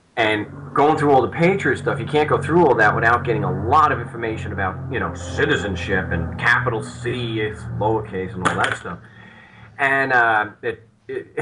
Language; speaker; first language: English; native; English